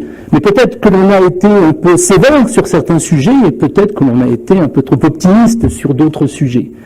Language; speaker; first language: French; native; French